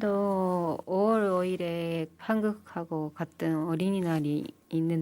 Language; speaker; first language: Korean; non-native, fluent; Japanese